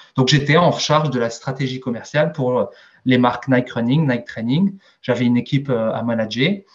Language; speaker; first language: French; native; French